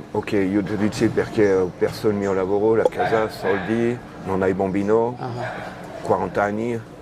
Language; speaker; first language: Italian; non-native, learner; French